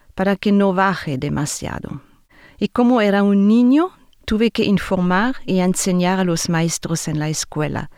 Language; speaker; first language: Spanish; non-native, fluent; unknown